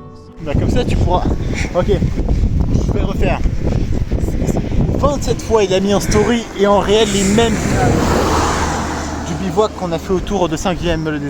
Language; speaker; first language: French; native; French